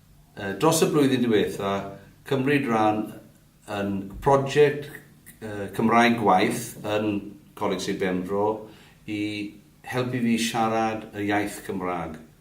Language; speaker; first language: Welsh; non-native, learner; English